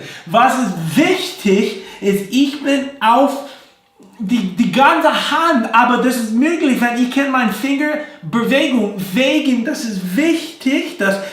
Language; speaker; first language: German; non-native, learner; English